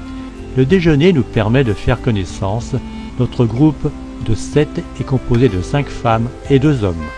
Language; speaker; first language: French; native; French